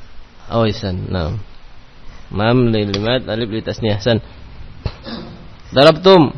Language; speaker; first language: Arabic; non-native, fluent; Indonesian